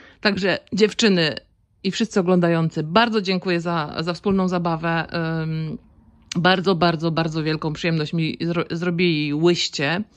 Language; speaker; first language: Polish; native; Polish